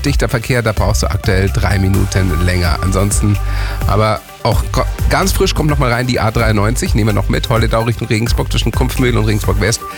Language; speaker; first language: German; native; German